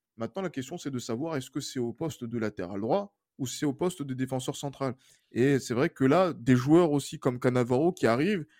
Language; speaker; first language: French; native; French